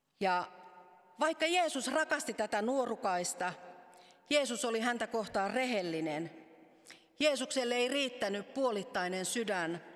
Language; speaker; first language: Finnish; native; Finnish